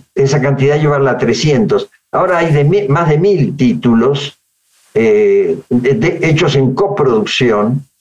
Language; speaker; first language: Spanish; native; Spanish